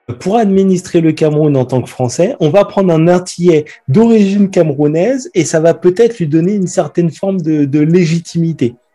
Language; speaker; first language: French; native; French